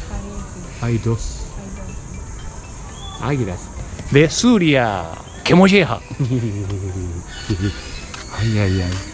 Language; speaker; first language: Spanish; non-native, learner; Japanese